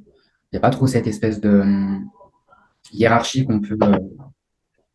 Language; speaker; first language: French; native; French